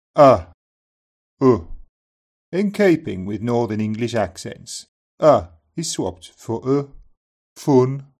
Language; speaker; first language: English; native; English